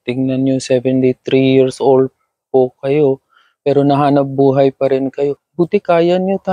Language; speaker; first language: Filipino; non-native, learner; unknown